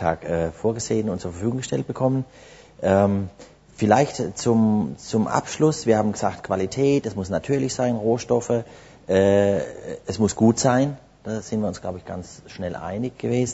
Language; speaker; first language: German; native; German